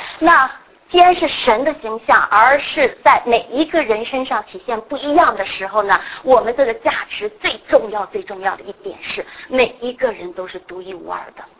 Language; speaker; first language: Chinese; native; Chinese